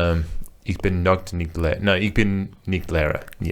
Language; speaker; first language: German; non-native, learner; English